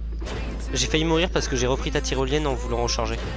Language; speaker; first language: French; native; French